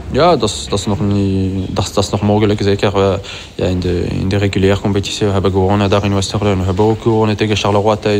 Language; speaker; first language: Dutch; non-native, local second language; French